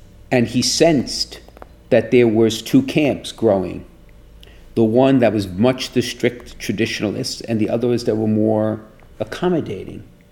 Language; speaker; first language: English; native; English